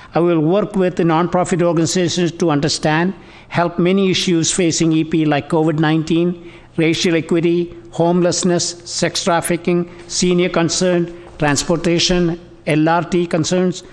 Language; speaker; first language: English; non-native, local second language; Tamil